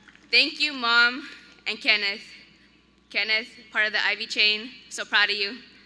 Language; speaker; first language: English; early bilingual, other home language; Spanish